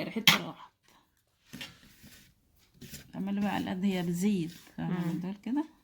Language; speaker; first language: Arabic; native; Arabic